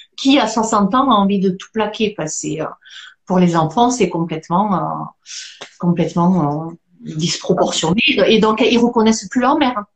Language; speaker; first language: French; native; French